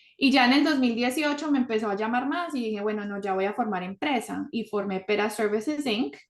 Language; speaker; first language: Spanish; early bilingual, heritage; Spanish